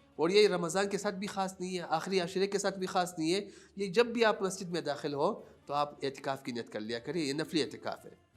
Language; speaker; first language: Urdu; non-native, local second language; Pashto